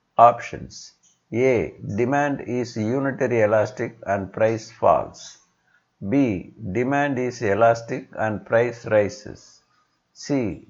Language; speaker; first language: English; non-native, local second language; Tamil